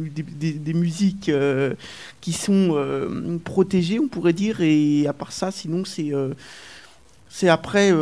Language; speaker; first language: French; native; French